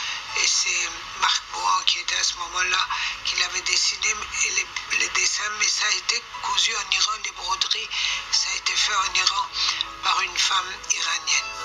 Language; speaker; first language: French; non-native, fluent; Persian